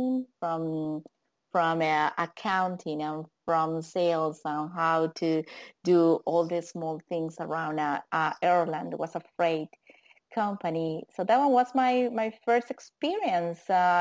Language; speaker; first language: English; non-native, fluent; Spanish